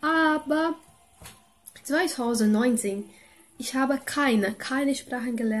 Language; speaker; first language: German; non-native, learner; Portuguese